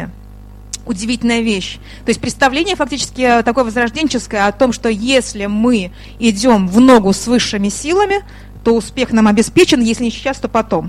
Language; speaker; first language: Russian; native; Russian